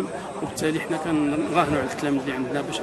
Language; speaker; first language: Arabic; native; Arabic